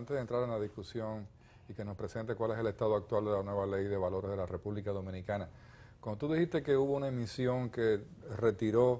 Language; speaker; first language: Spanish; native; Spanish